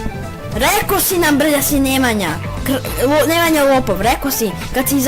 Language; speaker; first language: Bosnian; native; Bosnian